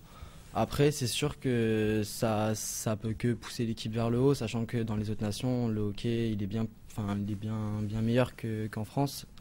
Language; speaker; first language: French; native; French